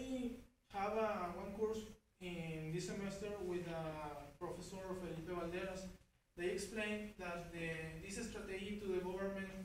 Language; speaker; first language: English; non-native, learner; Spanish